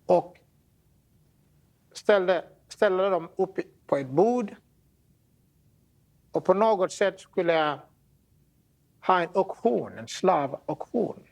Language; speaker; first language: Swedish; non-native, fluent; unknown